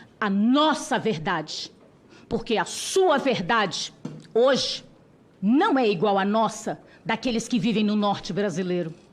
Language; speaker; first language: Portuguese; non-native, local second language; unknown